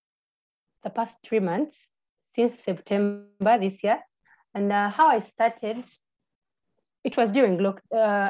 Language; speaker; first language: English; non-native, local second language; Ganda